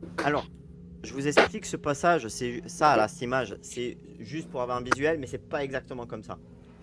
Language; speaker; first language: French; native; French